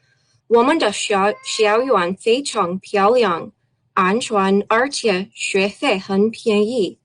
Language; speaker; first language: Chinese; non-native, learner; English